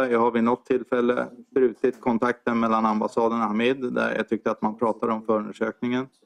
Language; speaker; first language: Swedish; native; Swedish